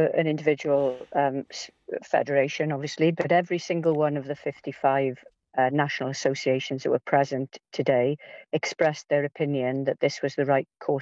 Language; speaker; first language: English; native; English